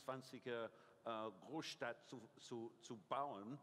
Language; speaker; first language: German; non-native, learner; English